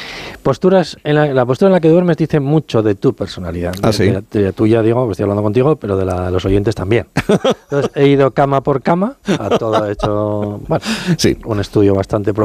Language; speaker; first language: Spanish; native; Spanish